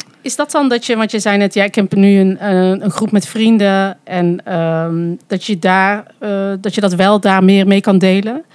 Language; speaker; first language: Dutch; native; Dutch